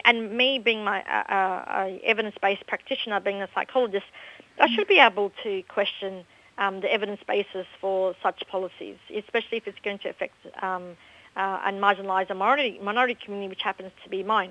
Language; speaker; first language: English; native; English